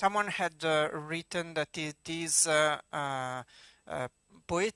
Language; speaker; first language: English; non-native, fluent; Italian